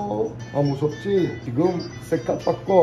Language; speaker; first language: Korean; non-native, fluent; Italian